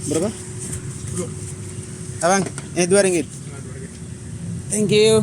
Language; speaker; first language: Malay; non-native, learner; Bangla